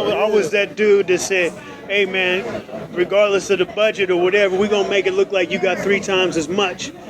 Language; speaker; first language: English; native; English